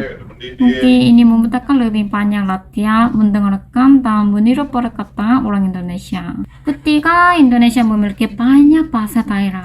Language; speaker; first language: Indonesian; non-native, learner; Korean